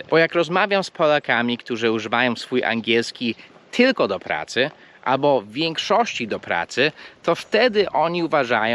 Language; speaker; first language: Polish; non-native, fluent; English